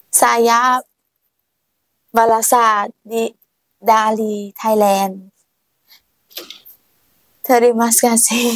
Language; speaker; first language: Indonesian; non-native, learner; Thai